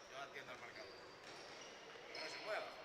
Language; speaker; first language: Spanish; native; Spanish